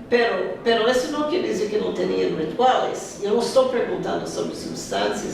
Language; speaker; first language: Spanish; non-native, fluent; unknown